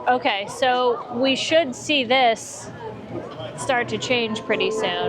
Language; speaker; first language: English; native; English